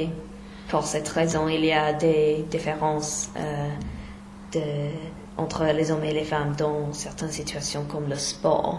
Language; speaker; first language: French; non-native, fluent; English